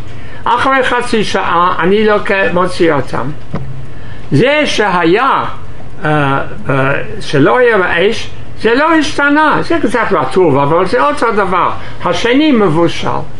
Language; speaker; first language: Hebrew; non-native, fluent; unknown